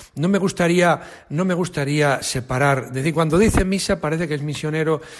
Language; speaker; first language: Spanish; native; Spanish